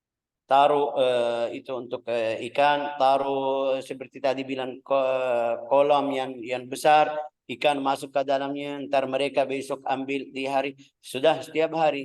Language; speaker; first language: Indonesian; non-native, fluent; Arabic